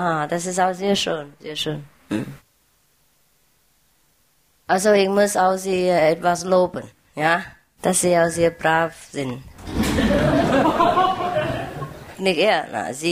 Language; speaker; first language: German; non-native, learner; Vietnamese